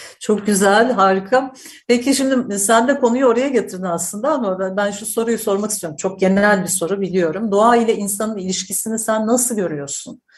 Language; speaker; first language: Turkish; native; Turkish